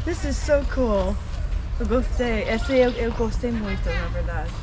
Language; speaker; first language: Portuguese; non-native, fluent; English